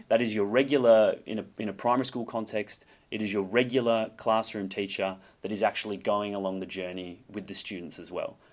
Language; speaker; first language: English; native; English